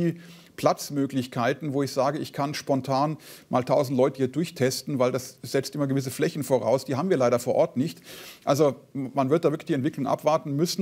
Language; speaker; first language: German; native; German